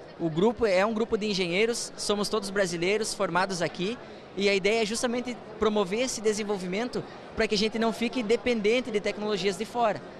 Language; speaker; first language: Portuguese; native; Portuguese